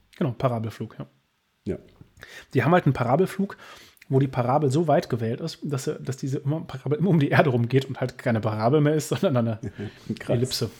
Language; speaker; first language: German; native; German